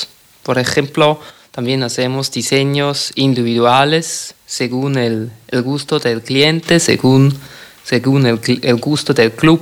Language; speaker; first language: Spanish; non-native, fluent; German